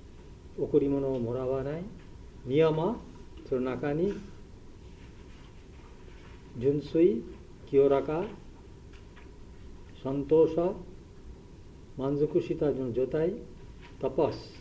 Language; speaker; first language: Japanese; non-native, learner; Bangla